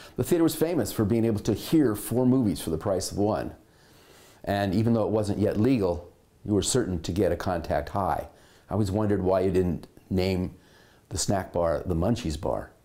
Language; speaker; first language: English; native; English